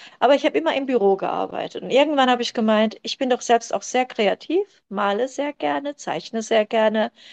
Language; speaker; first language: German; early bilingual, other home language; Turkish